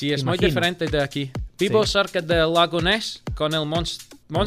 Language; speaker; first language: Spanish; non-native, learner; English